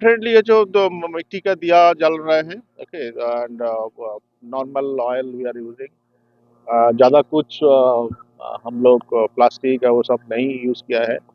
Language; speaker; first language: Hindi; non-native, local second language; Bangla